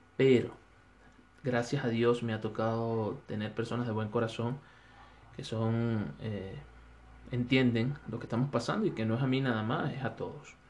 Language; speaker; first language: Spanish; native; Spanish